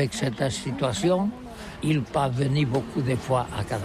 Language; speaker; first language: French; non-native, learner; Catalan